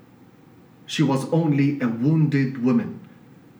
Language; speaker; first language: English; non-native, fluent; Arabic